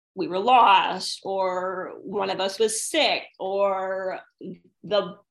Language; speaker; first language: English; native; English